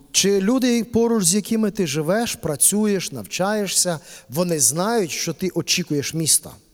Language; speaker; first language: Ukrainian; native; Ukrainian